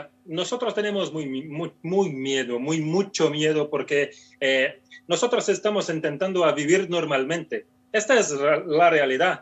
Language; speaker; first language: Spanish; non-native, fluent; Portuguese